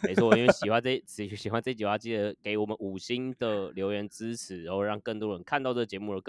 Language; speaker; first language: Chinese; native; Chinese